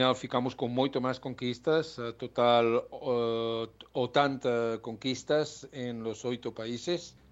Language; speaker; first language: Portuguese; non-native, learner; Spanish